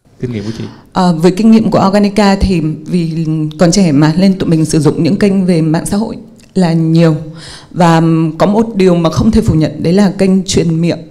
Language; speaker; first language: Vietnamese; native; Vietnamese